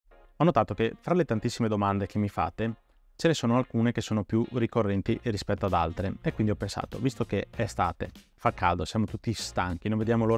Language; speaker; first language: Italian; native; Italian